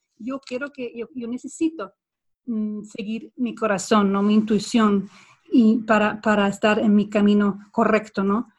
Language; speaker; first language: Spanish; non-native, fluent; Swedish